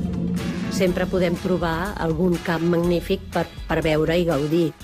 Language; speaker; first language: Catalan; native; Catalan